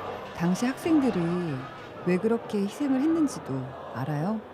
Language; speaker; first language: Korean; native; Korean